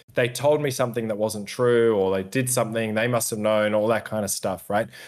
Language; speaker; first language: English; native; English